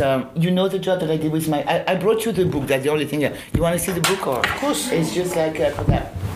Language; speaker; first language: English; non-native, fluent; French